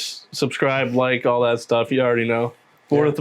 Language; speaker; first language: English; native; English